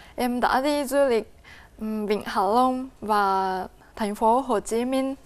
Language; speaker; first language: Vietnamese; non-native, fluent; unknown